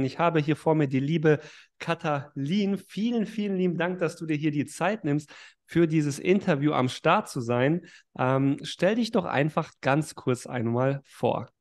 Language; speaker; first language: German; native; German